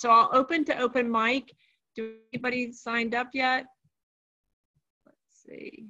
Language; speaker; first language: English; native; English